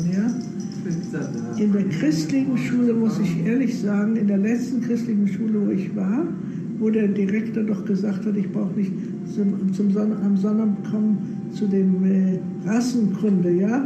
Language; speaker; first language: German; native; German